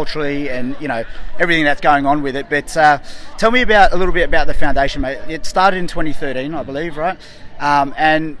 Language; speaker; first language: English; native; English